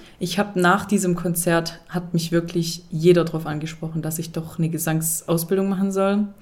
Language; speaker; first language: German; native; German